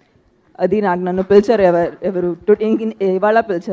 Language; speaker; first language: Telugu; non-native, fluent; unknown